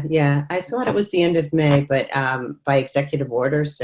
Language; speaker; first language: English; native; English